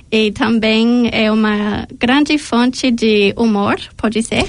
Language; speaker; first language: Portuguese; non-native, fluent; English